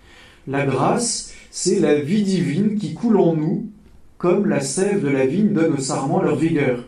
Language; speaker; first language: French; native; French